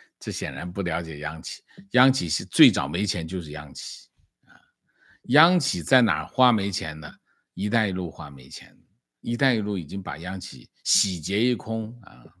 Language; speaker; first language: Chinese; native; Chinese